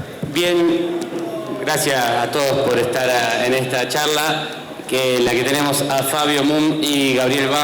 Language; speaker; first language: Spanish; native; Spanish